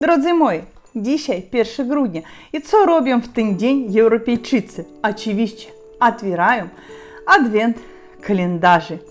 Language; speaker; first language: Polish; non-native, learner; Russian